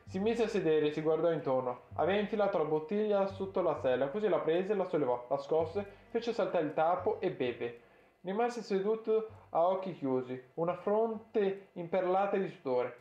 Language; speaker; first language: Italian; native; Italian